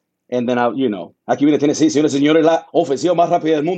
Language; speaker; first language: Spanish; early bilingual, heritage; Spanish